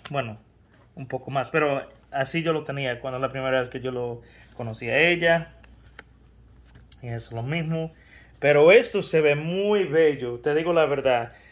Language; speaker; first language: Spanish; early bilingual, heritage; Spanish